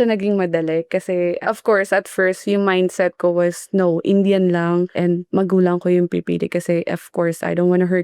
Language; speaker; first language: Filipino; early bilingual, other home language; Punjabi